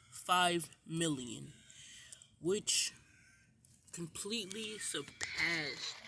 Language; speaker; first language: English; native; English